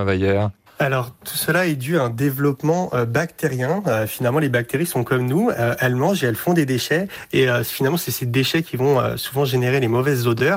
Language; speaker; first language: French; native; French